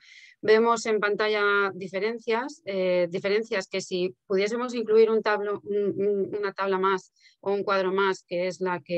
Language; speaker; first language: Spanish; native; Spanish